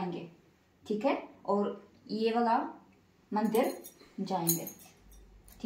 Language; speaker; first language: Hindi; non-native, learner; Polish